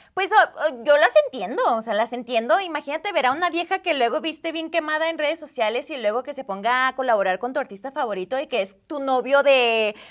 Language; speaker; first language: Spanish; native; Spanish